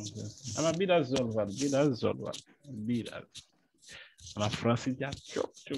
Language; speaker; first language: Turkish; non-native, learner; French